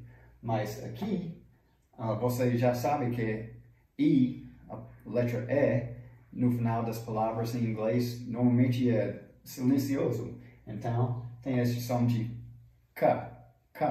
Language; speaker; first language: Portuguese; non-native, fluent; English